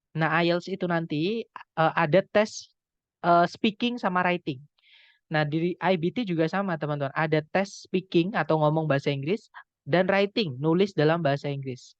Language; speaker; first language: Indonesian; non-native, local second language; Javanese